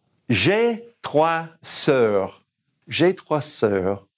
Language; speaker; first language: French; non-native, fluent; English